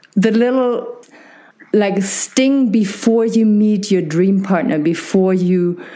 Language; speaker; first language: English; non-native, fluent; German